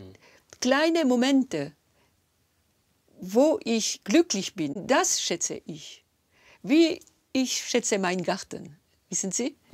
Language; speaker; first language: German; non-native, local second language; French